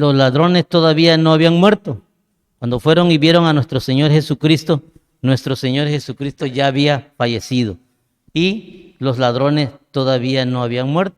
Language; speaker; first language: Spanish; native; Spanish